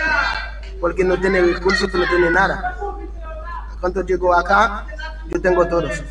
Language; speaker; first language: Spanish; non-native, learner; Haitian Creole